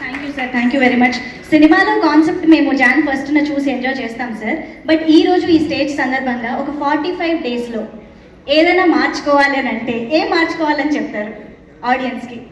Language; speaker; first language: Telugu; native; Telugu